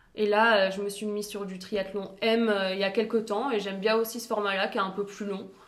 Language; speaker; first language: French; native; French